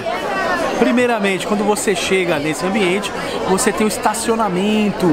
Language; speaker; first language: Portuguese; native; Portuguese